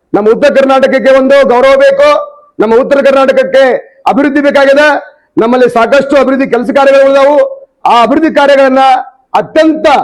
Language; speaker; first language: Kannada; non-native, local second language; Lambadi